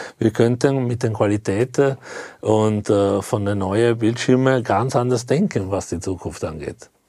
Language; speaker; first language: German; non-native, fluent; Italian